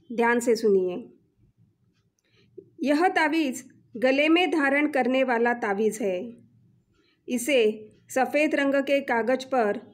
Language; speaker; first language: Hindi; non-native, local second language; Marathi